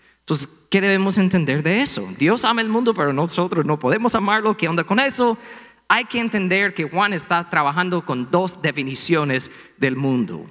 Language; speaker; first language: Spanish; non-native, fluent; English